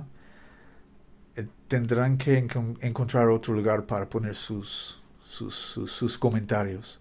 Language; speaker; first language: Spanish; non-native, learner; English